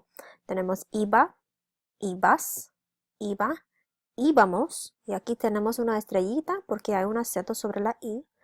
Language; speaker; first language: Spanish; non-native, fluent; English